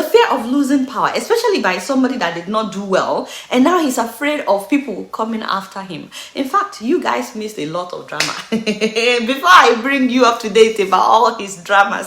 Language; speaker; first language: English; non-native, local second language; Yoruba